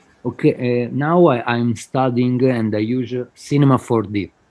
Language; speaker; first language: English; non-native, fluent; Spanish